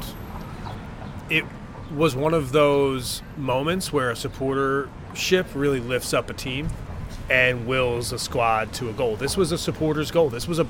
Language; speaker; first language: English; native; English